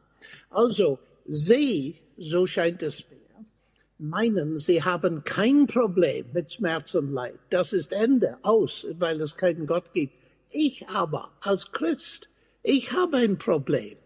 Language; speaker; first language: German; non-native, fluent; English